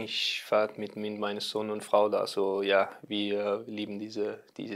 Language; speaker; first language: German; non-native, learner; Danish